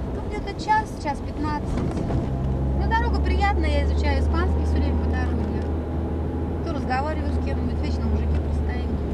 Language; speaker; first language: Russian; native; Russian